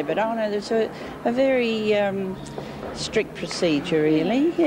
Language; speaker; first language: English; native; English